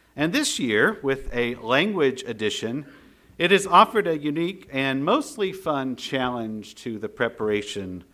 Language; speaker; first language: English; native; English